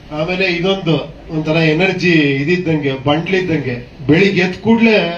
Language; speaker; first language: Kannada; native; Kannada